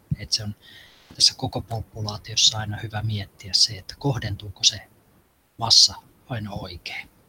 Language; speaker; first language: Finnish; native; Finnish